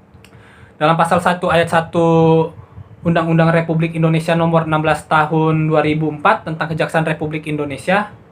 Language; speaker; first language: Indonesian; native; Indonesian